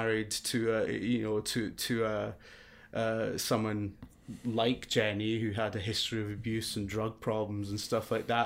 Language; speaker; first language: English; native; English